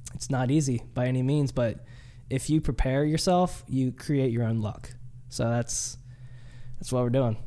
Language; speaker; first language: English; native; English